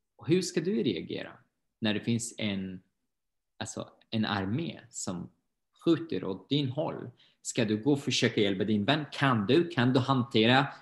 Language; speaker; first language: Swedish; non-native, fluent; Arabic